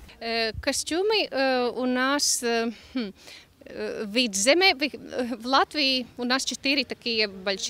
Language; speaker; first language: Russian; non-native, local second language; Latvian